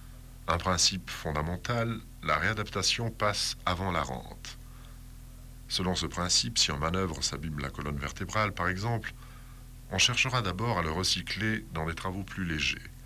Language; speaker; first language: French; native; French